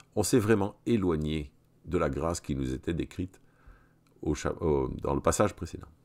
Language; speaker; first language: French; native; French